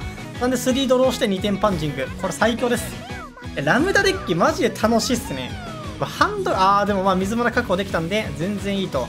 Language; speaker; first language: Japanese; native; Japanese